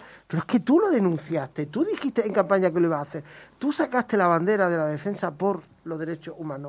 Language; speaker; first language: Spanish; native; Spanish